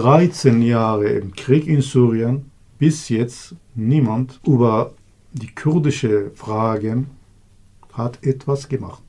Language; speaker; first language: German; non-native, learner; Kurdish